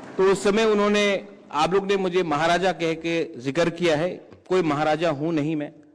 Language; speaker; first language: Hindi; non-native, local second language; Kok Borok